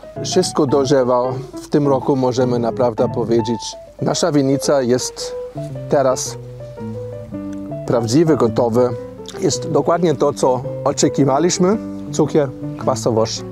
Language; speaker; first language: Polish; non-native, learner; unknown